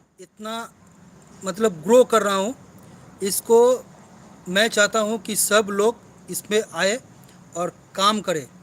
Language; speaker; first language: Hindi; non-native, local second language; Bangla